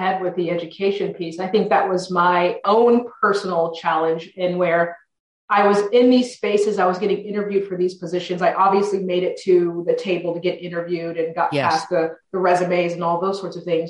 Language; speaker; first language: English; native; English